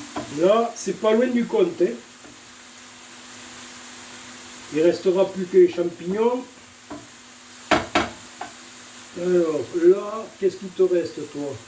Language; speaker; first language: French; native; French